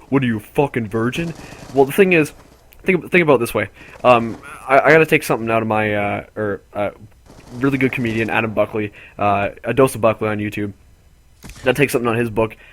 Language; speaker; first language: English; native; English